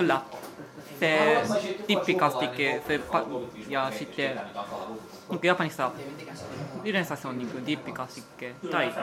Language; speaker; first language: Finnish; non-native, learner; Japanese